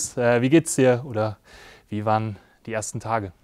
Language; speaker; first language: German; native; German